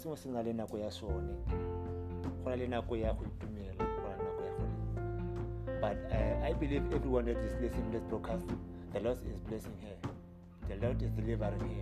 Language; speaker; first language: English; non-native, local second language; Tswana